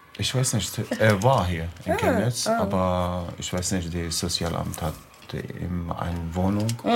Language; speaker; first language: German; non-native, learner; Arabic